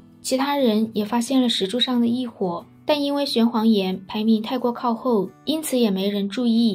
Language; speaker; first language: Chinese; native; Chinese